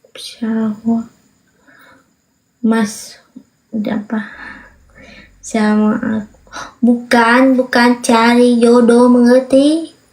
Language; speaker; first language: Indonesian; non-native, learner; Vietnamese